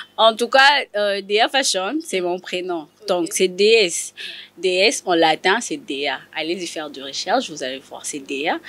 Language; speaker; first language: French; non-native, local second language; Lingala